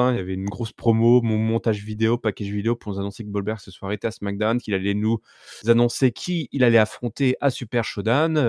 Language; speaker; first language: French; native; French